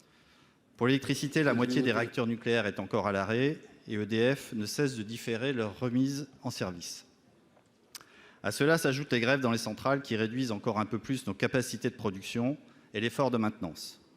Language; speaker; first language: French; native; French